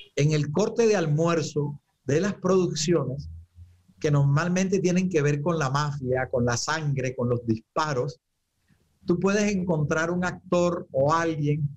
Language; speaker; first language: Spanish; native; Spanish